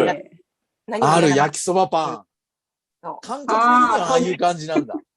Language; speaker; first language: Japanese; native; Japanese